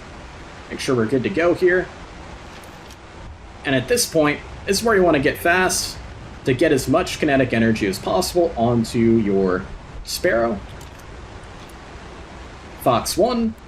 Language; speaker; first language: English; native; English